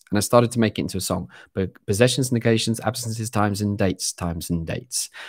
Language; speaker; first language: English; native; English